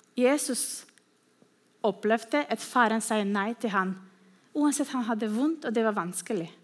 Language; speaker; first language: Norwegian; non-native, fluent; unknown